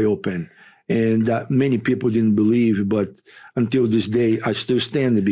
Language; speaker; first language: English; non-native, fluent; Portuguese